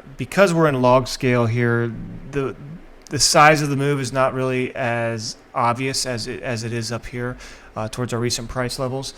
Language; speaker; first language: English; native; English